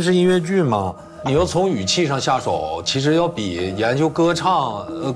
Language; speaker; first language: Chinese; native; Chinese